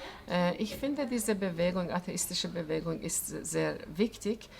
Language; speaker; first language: German; non-native, fluent; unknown